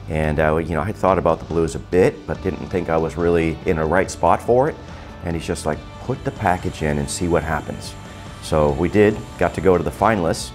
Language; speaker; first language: English; native; English